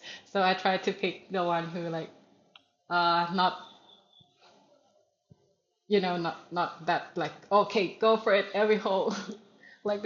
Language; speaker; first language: English; non-native, learner; Thai